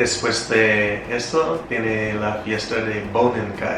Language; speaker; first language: Spanish; non-native, fluent; English